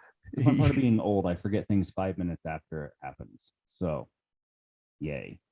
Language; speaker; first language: English; native; English